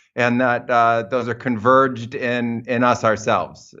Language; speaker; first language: English; native; English